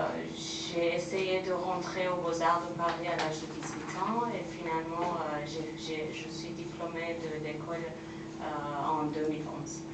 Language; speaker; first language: French; non-native, fluent; Persian